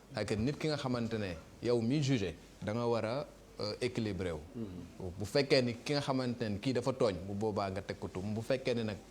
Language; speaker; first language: Wolof; native; Wolof